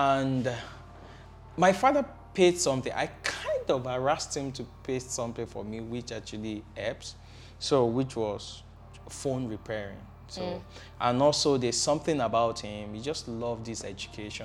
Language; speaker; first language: English; non-native, local second language; Yoruba